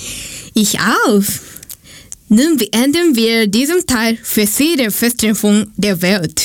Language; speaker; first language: German; non-native, learner; Japanese